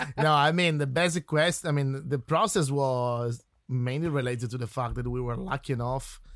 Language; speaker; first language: English; non-native, fluent; Italian